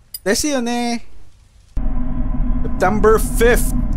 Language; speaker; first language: English; non-native, local second language; Filipino